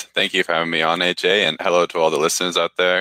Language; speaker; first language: English; native; English